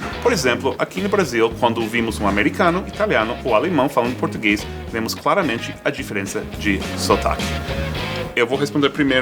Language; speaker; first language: Portuguese; non-native, fluent; English